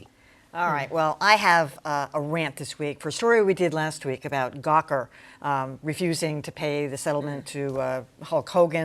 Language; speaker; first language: English; native; English